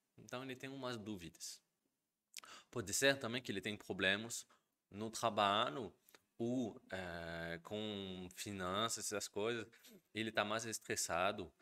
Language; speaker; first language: Portuguese; non-native, fluent; French